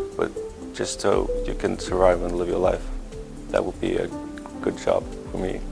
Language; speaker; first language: English; non-native, fluent; Swedish